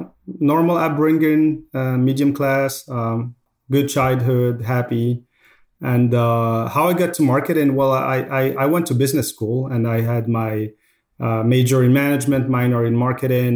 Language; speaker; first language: English; non-native, fluent; Arabic